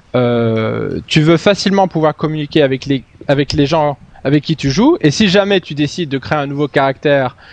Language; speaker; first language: French; non-native, fluent; Swedish